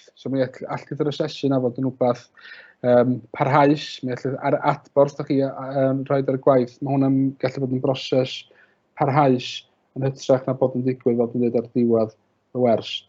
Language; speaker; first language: Welsh; native; Welsh